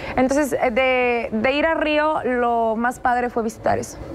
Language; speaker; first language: Spanish; native; Spanish